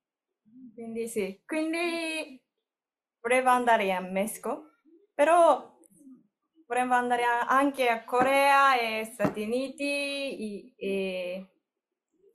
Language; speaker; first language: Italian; non-native, learner; Japanese